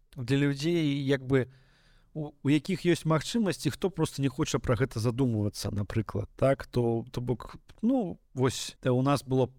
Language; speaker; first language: Belarusian; native; Belarusian